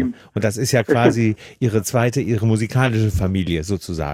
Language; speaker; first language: German; native; German